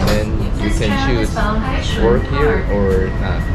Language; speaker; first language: English; non-native, learner; Korean